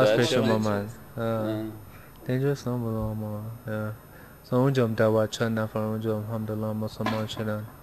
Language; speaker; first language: Persian; early bilingual, heritage; Persian